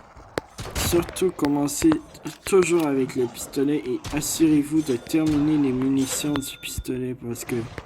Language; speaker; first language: French; native; French